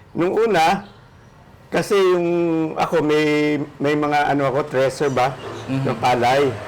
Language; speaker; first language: Filipino; non-native, local second language; Aklanon